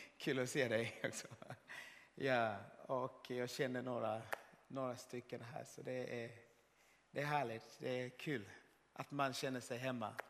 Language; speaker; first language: Swedish; non-native, fluent; Swahili